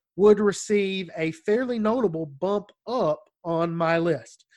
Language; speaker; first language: English; native; English